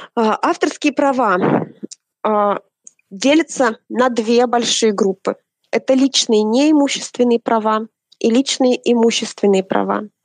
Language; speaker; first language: Russian; native; Russian